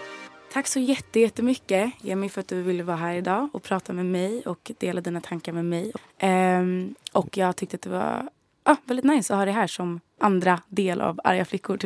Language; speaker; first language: Swedish; native; Swedish